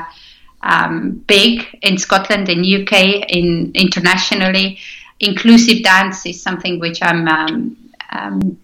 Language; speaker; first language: English; non-native, fluent; Estonian